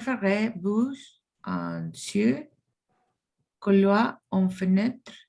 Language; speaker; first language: French; non-native, learner; Spanish